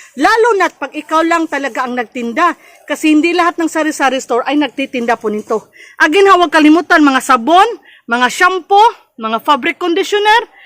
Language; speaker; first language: Filipino; non-native, local second language; Cebuano